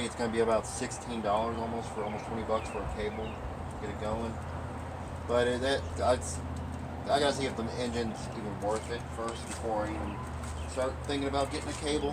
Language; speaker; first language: English; native; English